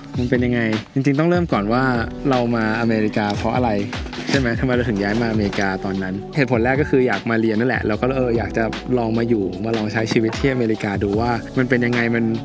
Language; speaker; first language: Thai; native; Thai